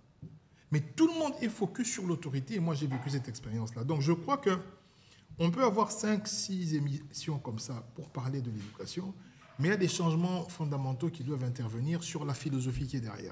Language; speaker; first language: French; non-native, local second language; Lingala